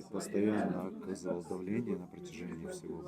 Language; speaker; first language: Russian; non-native, local second language; Uzbek